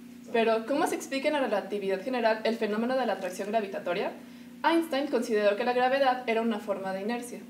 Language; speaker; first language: Spanish; native; Spanish